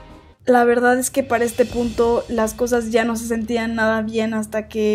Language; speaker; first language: Spanish; native; Spanish